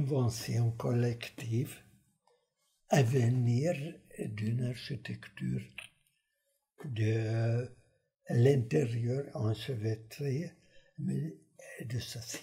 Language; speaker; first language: French; non-native, fluent; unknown